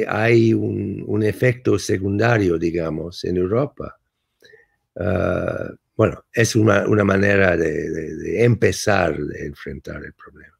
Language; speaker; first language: Spanish; non-native, fluent; English